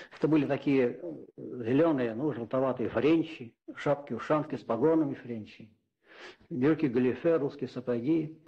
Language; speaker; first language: Russian; non-native, local second language; Finnish